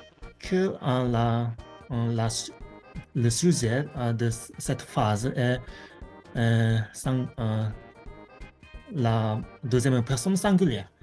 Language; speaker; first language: French; non-native, fluent; Japanese